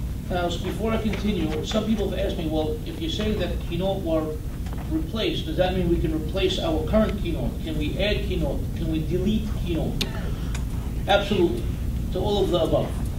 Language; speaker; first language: English; native; English